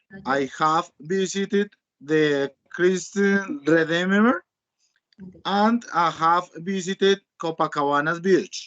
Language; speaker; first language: English; non-native, learner; Spanish